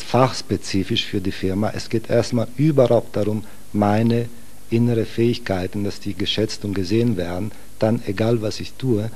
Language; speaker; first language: German; non-native, fluent; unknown